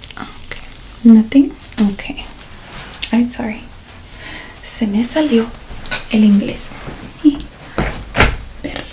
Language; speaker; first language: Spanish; early bilingual, heritage; Spanish